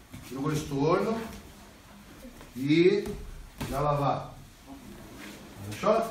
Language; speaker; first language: Russian; non-native, learner; Portuguese